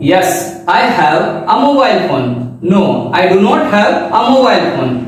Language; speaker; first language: English; non-native, local second language; Hindi